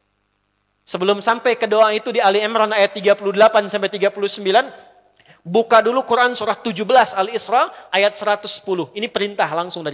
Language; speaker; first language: Indonesian; native; Indonesian